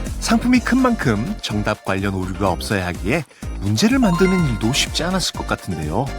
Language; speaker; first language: Korean; native; Korean